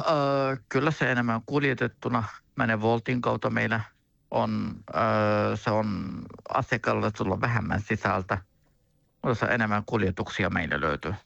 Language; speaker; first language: Finnish; non-native, learner; Turkish